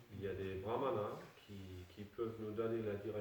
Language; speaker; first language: French; non-native, fluent; Danish